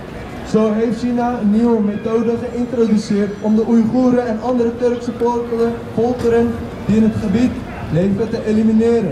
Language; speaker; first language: Dutch; early bilingual, other home language; Uyghur